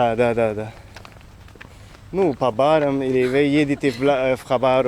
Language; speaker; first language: Russian; non-native, learner; Spanish